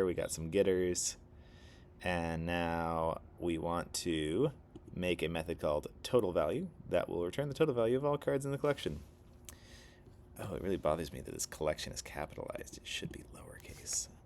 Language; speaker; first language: English; native; English